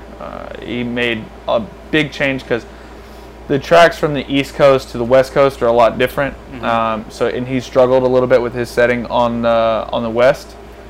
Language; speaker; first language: English; native; English